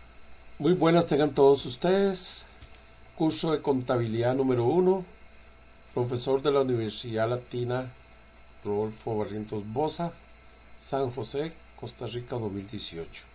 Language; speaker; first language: Spanish; native; Spanish